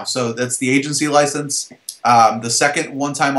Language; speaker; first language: English; native; English